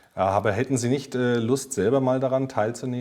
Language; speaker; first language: German; native; German